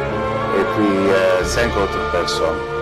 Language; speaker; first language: French; non-native, fluent; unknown